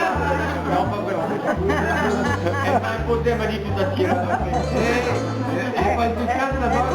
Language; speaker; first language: French; native; French